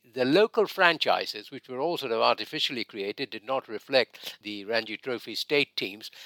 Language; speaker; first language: English; non-native, local second language; Bangla